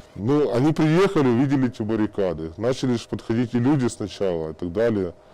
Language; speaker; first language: Russian; native; Russian